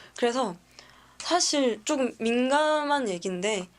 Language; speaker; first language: Korean; native; Korean